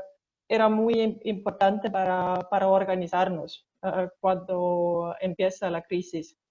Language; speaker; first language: Spanish; non-native, fluent; Estonian